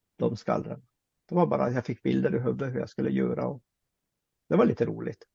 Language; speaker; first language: Swedish; native; Swedish